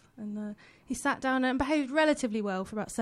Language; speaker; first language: English; native; English